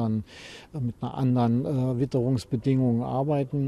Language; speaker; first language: German; native; German